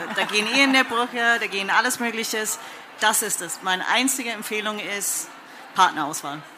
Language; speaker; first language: German; non-native, fluent; English